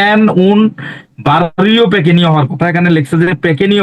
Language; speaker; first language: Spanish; non-native, fluent; Bangla